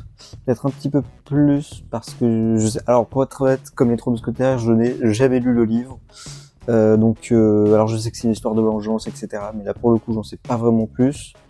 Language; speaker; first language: French; native; French